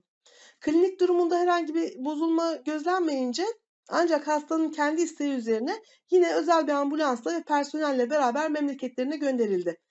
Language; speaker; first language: Turkish; native; Turkish